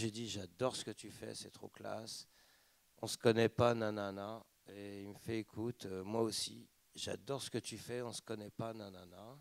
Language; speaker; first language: French; native; French